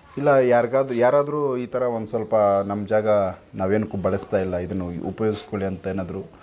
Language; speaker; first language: Kannada; native; Kannada